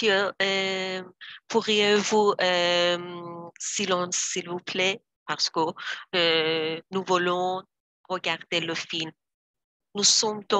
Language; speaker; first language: French; non-native, learner; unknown